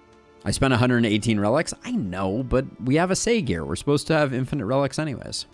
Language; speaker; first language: English; native; English